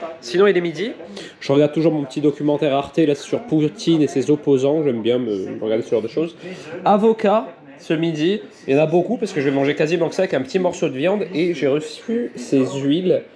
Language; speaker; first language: French; native; French